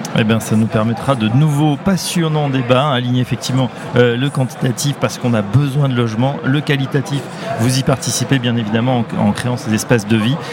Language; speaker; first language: French; native; French